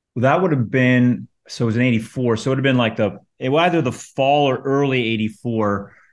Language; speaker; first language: English; native; English